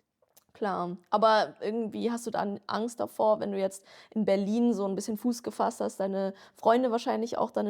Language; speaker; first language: German; native; German